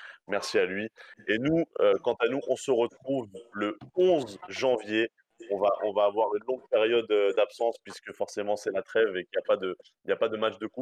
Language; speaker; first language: French; native; French